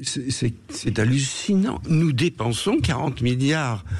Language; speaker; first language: French; native; French